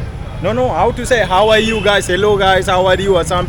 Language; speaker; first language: English; non-native, fluent; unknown